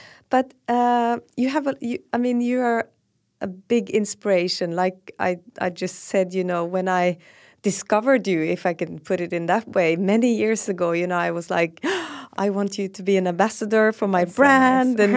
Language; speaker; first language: English; non-native, fluent; Norwegian